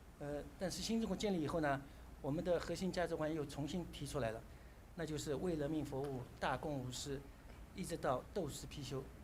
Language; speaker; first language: Chinese; native; Chinese